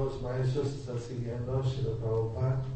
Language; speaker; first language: Spanish; non-native, learner; English